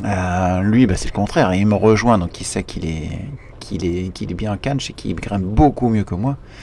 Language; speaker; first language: French; native; French